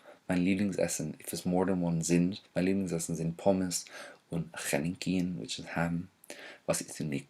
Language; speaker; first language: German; non-native, fluent; English